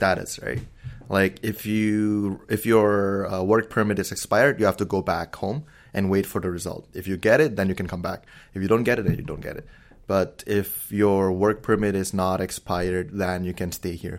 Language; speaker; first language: English; non-native, fluent; Indonesian